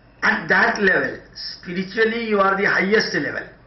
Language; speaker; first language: English; non-native, local second language; Malayalam